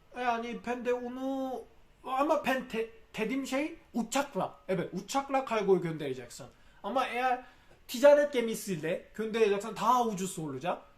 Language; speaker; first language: Turkish; non-native, fluent; Korean